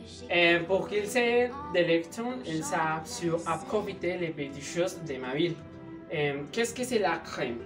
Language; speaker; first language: French; non-native, learner; Spanish